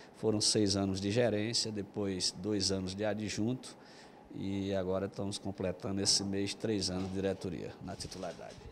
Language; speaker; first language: Portuguese; native; Portuguese